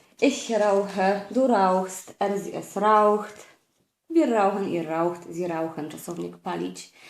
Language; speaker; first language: German; non-native, fluent; Polish